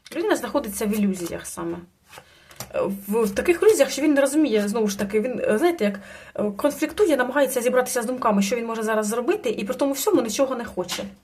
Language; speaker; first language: Ukrainian; non-native, local second language; Russian